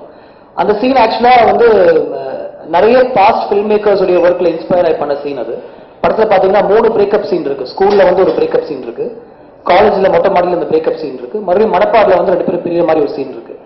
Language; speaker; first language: Tamil; native; Tamil